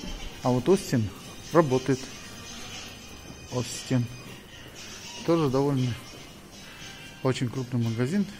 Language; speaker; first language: Russian; native; Russian